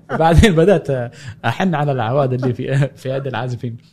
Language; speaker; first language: Arabic; native; Arabic